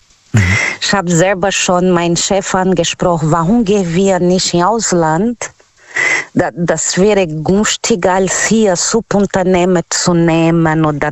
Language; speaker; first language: German; non-native, learner; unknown